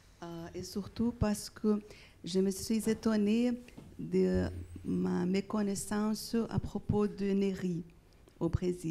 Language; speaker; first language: French; non-native, fluent; Portuguese